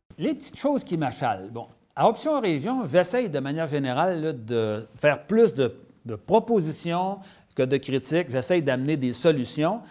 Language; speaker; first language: French; native; French